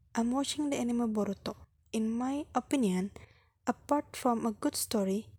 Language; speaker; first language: English; non-native, fluent; Indonesian